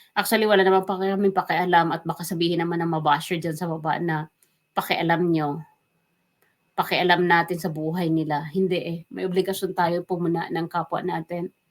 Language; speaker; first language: Filipino; non-native, local second language; Waray